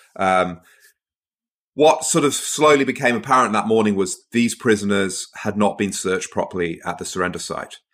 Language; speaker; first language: English; native; English